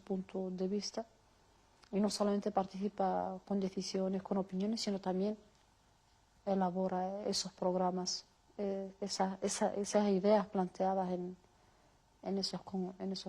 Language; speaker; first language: Spanish; non-native, local second language; Arabic